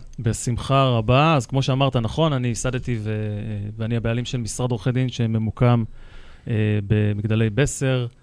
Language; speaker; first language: Hebrew; native; Hebrew